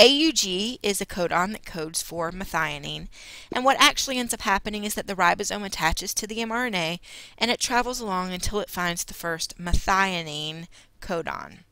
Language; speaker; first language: English; native; English